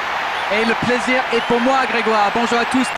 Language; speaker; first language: French; native; French